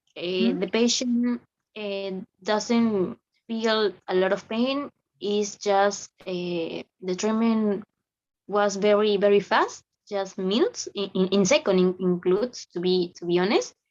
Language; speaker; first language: English; non-native, learner; Spanish